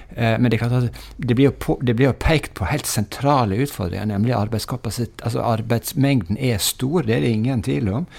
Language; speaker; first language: Norwegian; native; Norwegian